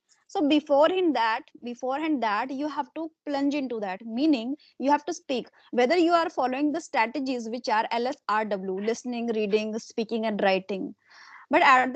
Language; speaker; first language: English; non-native, local second language; Hindi